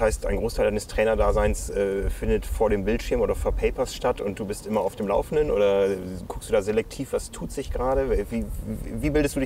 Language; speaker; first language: German; native; German